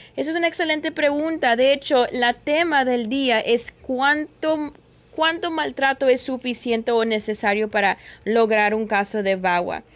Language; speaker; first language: Spanish; early bilingual, heritage; Spanish